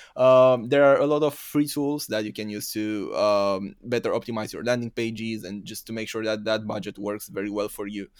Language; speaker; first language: English; non-native, fluent; Romanian